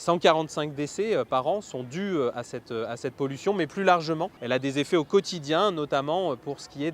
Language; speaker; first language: French; native; French